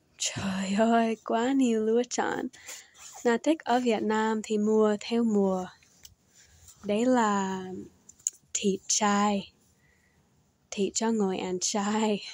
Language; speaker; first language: Vietnamese; early bilingual, heritage; Vietnamese